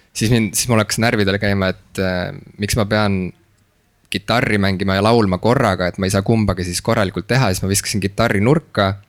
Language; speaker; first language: Estonian; native; Estonian